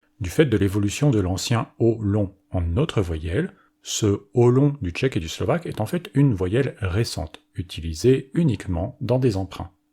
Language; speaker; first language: French; native; French